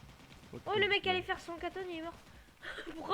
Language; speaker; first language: French; native; French